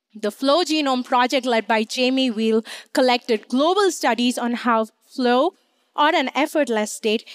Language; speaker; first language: English; non-native, local second language; Hindi